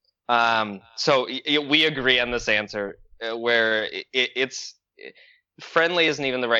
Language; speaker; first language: English; early bilingual, other home language; Russian